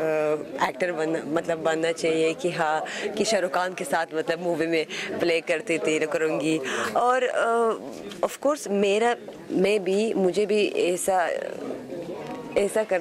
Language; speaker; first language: Hindi; non-native, learner; Azerbaijani